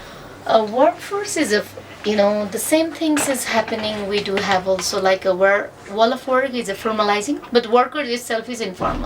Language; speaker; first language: English; non-native, fluent; Nepali